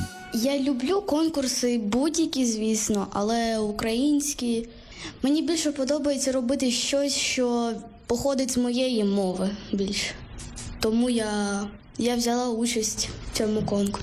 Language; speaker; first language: Ukrainian; early bilingual, heritage; Ukrainian